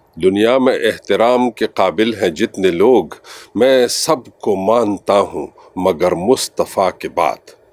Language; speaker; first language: Urdu; non-native, local second language; Pashto